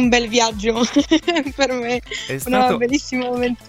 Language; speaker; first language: Italian; non-native, fluent; Bulgarian